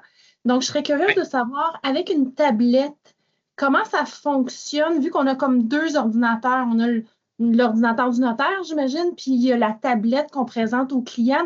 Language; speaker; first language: French; native; French